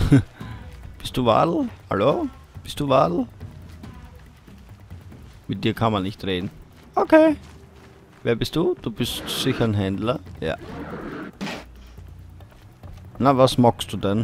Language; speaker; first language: German; native; German